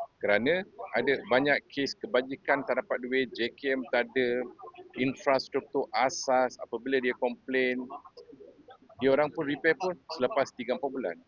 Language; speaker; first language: Malay; non-native, local second language; Tamil